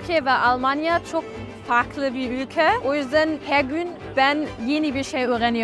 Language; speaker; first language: Turkish; non-native, learner; German